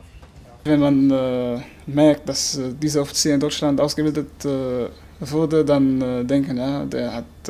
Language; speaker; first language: German; non-native, learner; Arabic